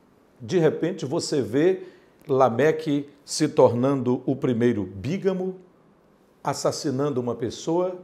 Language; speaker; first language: Portuguese; native; Portuguese